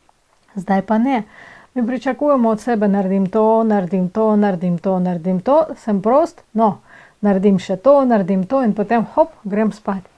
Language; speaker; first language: Slovenian; non-native, fluent; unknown